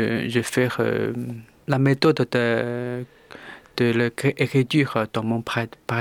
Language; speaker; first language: French; non-native, learner; Chinese